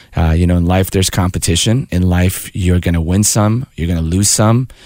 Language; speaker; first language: English; early bilingual, other home language; Persian